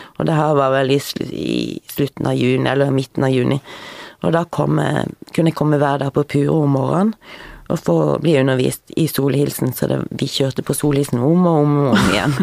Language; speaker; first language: Norwegian; native; Norwegian